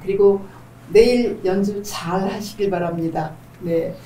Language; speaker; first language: Korean; native; Korean